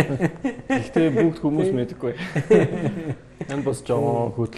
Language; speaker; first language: Mongolian; non-native, learner; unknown